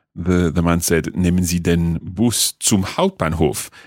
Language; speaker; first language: German; non-native, learner; English